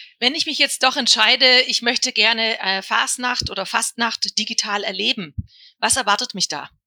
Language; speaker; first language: German; native; German